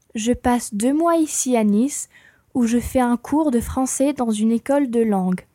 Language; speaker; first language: French; non-native, learner; English